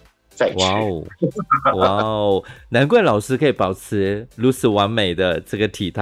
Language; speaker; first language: Chinese; native; Chinese